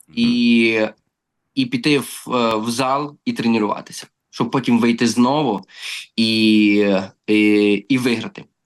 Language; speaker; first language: Ukrainian; early bilingual, heritage; Ukrainian